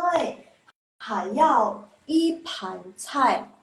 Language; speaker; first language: Chinese; non-native, fluent; Indonesian